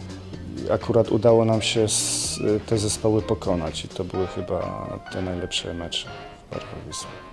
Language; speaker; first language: Polish; native; Polish